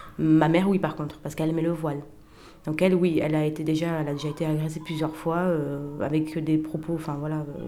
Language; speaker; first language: French; native; French